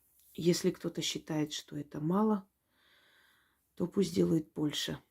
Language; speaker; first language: Russian; native; Russian